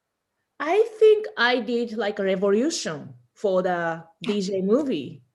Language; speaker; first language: English; non-native, learner; Japanese